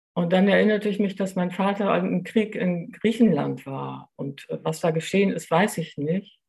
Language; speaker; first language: German; native; German